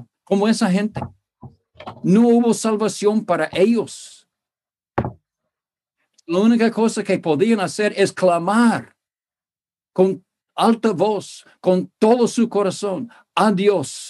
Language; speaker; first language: Spanish; non-native, fluent; English